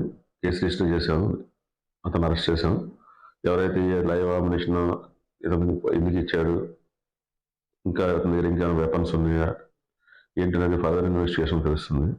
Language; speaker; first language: Telugu; native; Telugu